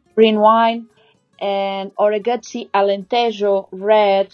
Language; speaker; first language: English; non-native, fluent; Portuguese